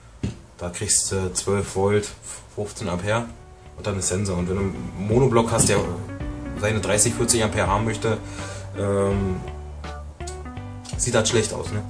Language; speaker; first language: German; native; German